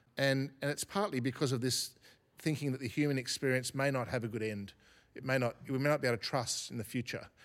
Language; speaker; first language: English; native; English